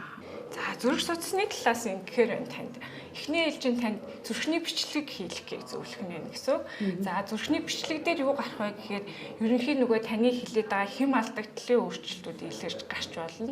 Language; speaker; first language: Mongolian; native; Mongolian